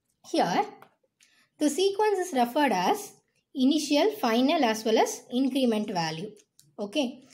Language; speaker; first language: English; non-native, local second language; Tamil